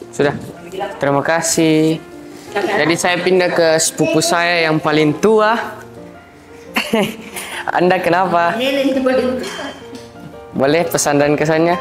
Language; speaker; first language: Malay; early bilingual, heritage; Malay